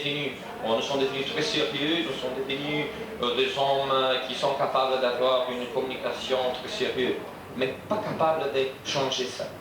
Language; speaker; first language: French; non-native, fluent; Romanian